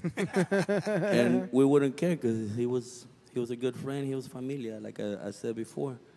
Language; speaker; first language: English; early bilingual, other home language; Spanish